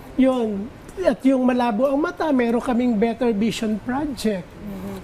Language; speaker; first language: Filipino; native; Filipino